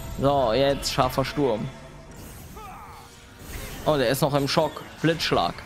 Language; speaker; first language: German; native; German